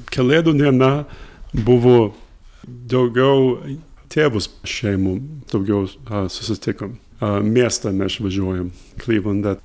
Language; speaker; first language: Lithuanian; early bilingual, heritage; English